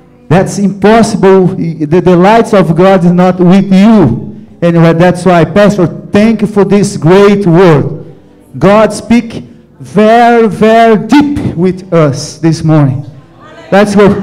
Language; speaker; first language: English; non-native, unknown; Portuguese